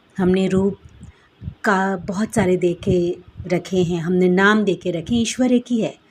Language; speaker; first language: Hindi; non-native, local second language; Bangla